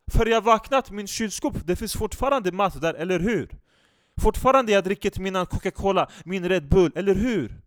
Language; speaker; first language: Swedish; non-native, fluent; Turkish